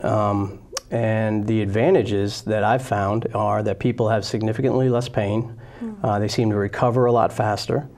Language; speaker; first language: English; native; English